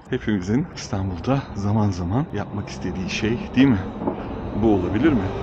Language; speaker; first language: Turkish; early bilingual, heritage; Turkish